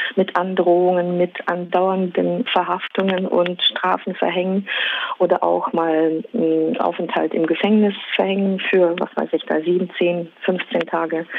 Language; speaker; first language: German; non-native, fluent; Russian